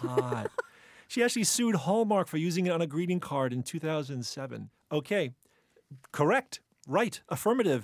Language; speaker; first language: English; native; English